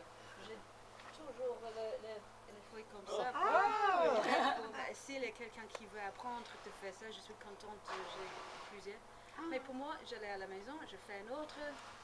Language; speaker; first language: French; non-native, learner; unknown